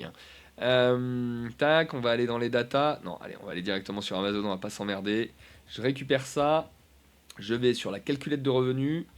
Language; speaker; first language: French; native; French